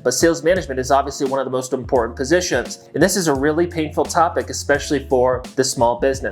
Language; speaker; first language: English; native; English